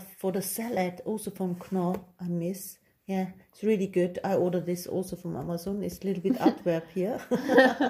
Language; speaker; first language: English; non-native, fluent; German